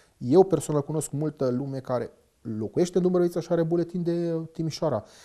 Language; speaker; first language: Romanian; non-native, local second language; Hungarian